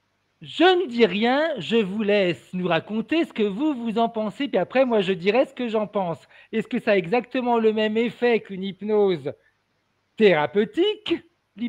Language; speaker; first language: French; native; French